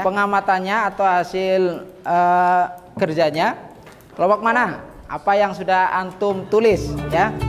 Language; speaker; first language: Indonesian; native; Indonesian